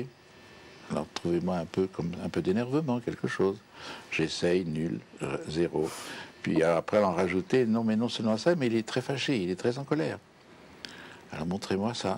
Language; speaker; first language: French; native; French